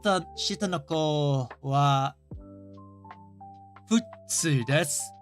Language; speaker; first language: Japanese; non-native, learner; English